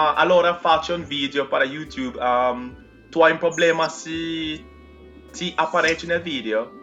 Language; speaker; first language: Italian; non-native, learner; English